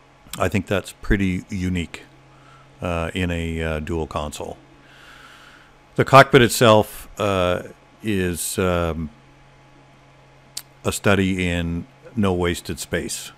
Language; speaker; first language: English; native; English